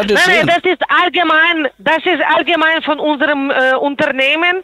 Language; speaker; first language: German; non-native, fluent; Polish